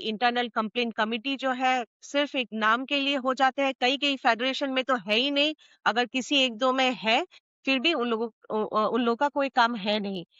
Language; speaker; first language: Hindi; non-native, local second language; Assamese